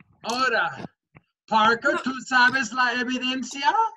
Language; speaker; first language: Spanish; non-native, fluent; English